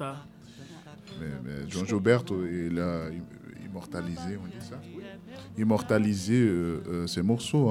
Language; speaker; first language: French; non-native, learner; Portuguese